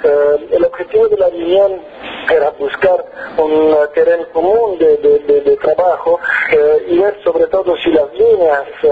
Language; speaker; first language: Spanish; non-native, fluent; Italian